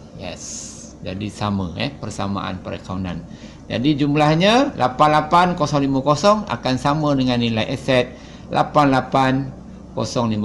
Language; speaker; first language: Malay; native; Malay